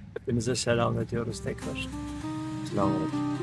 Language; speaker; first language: Turkish; non-native, learner; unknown